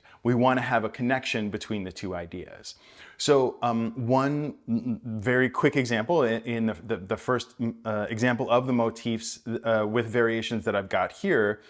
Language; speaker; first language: English; native; English